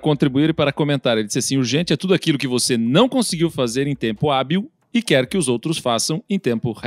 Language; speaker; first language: Portuguese; native; Portuguese